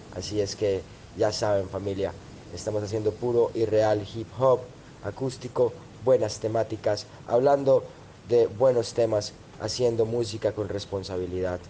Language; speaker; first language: Spanish; native; Spanish